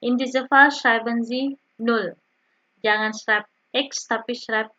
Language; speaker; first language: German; non-native, learner; Indonesian